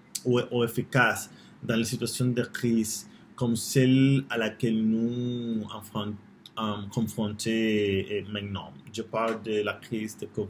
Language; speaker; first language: French; non-native, learner; Spanish